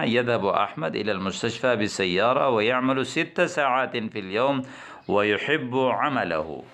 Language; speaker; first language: Arabic; non-native, fluent; Urdu